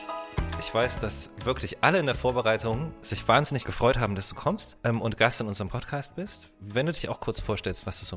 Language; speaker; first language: German; native; German